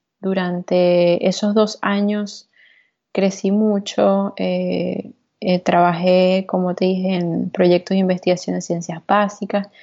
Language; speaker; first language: Spanish; native; Spanish